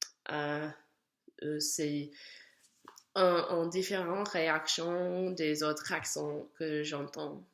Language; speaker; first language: French; non-native, learner; English